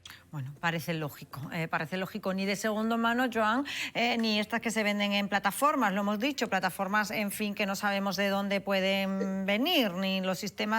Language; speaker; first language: Spanish; native; Spanish